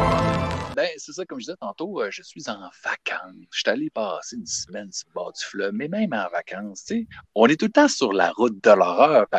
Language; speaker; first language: French; native; French